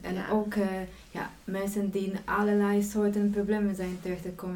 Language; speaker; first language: Dutch; non-native, fluent; Polish